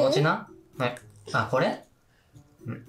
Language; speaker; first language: Japanese; native; Japanese